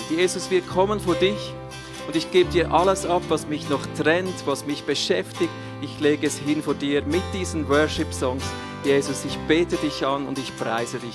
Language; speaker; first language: German; native; German